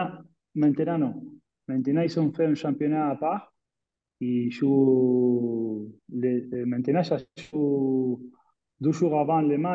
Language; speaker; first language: French; non-native, fluent; Spanish